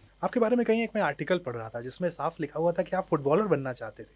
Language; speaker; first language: Hindi; native; Hindi